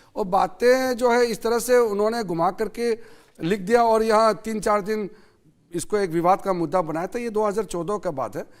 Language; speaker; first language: Hindi; non-native, local second language; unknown